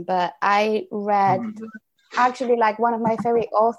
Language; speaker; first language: English; non-native, fluent; Spanish